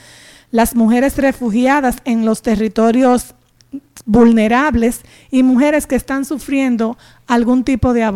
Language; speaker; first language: Spanish; native; Spanish